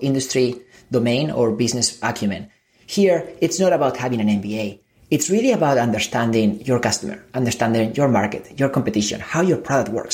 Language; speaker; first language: English; non-native, fluent; Spanish